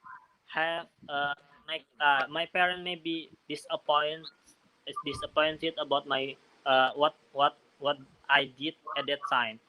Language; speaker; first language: English; non-native, learner; Indonesian